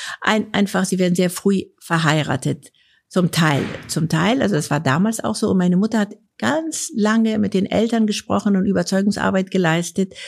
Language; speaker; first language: German; non-native, fluent; Persian